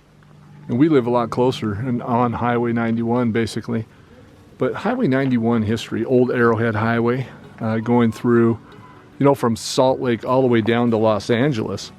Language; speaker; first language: English; native; English